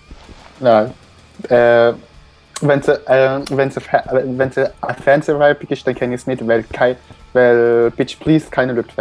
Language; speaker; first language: German; native; German